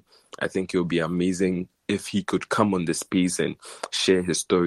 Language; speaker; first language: English; non-native, local second language; Akan